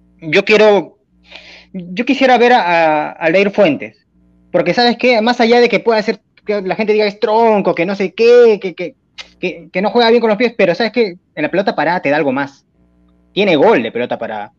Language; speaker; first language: Spanish; native; Spanish